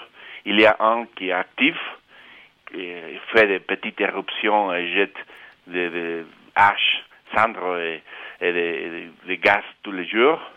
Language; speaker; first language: French; non-native, fluent; Spanish